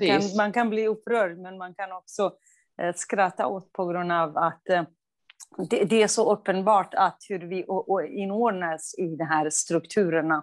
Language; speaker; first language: Swedish; non-native, fluent; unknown